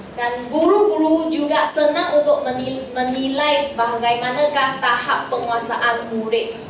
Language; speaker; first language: Malay; non-native, local second language; Chinese